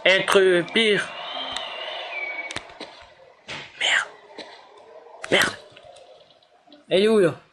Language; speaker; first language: French; native; French